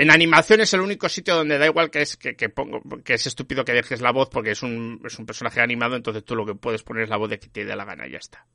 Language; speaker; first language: Spanish; native; Spanish